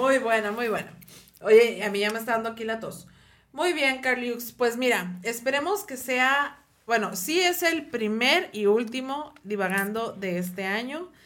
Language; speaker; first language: Spanish; native; Spanish